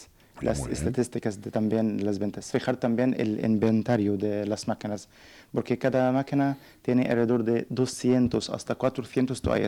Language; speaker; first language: Spanish; non-native, learner; Arabic